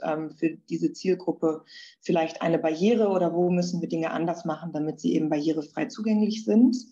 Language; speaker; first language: German; native; German